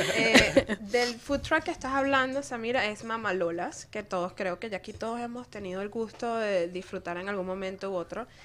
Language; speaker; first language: Spanish; native; Spanish